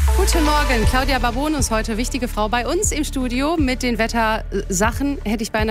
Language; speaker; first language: German; native; German